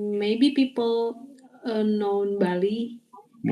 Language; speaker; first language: English; non-native, learner; Indonesian